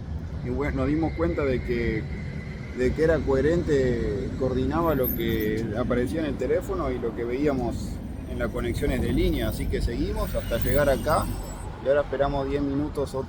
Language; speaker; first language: Spanish; native; Spanish